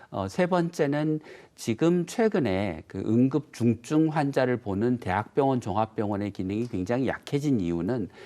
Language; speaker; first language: Korean; native; Korean